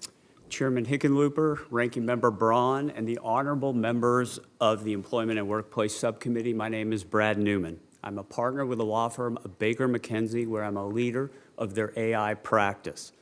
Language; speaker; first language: English; native; English